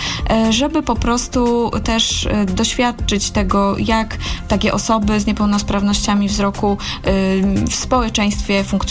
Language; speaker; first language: Polish; native; Polish